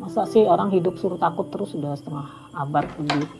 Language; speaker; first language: Indonesian; native; Indonesian